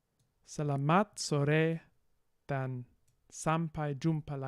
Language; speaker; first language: Indonesian; non-native, learner; English